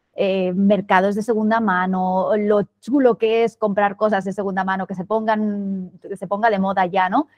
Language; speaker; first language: Spanish; non-native, local second language; Catalan